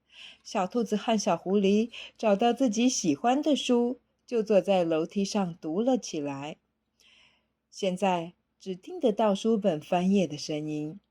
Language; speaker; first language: Chinese; native; Chinese